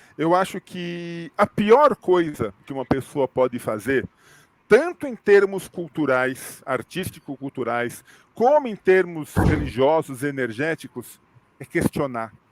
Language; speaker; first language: Portuguese; native; Portuguese